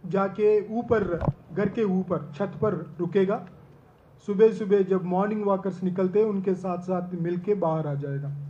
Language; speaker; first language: Hindi; non-native, local second language; Telugu